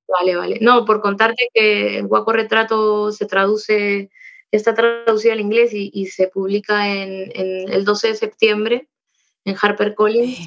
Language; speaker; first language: Spanish; native; Spanish